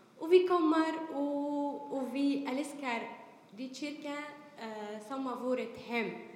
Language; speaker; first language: Swedish; non-native, learner; Arabic